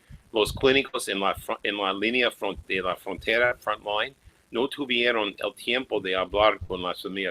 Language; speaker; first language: Spanish; non-native, fluent; English